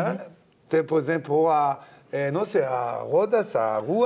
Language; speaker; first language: Portuguese; non-native, learner; Hebrew